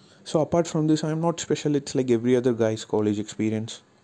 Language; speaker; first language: English; non-native, local second language; Tamil